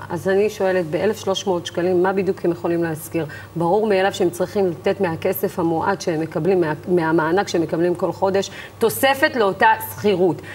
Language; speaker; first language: Hebrew; early bilingual, other home language; Amharic